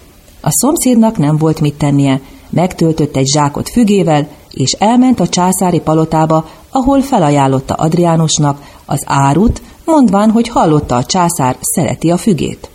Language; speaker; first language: Hungarian; native; Hungarian